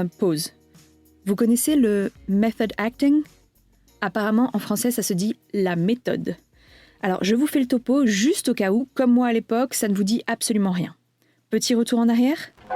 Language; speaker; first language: French; native; French